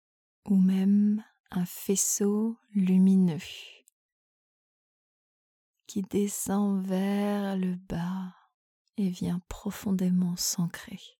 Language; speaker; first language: French; native; French